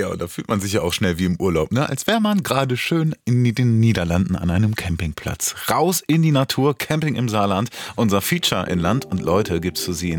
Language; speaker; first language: German; native; German